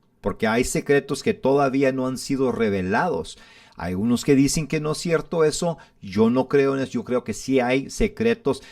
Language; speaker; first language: Spanish; early bilingual, heritage; English